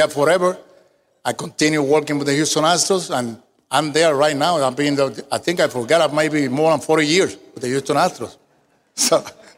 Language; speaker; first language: English; non-native, fluent; Spanish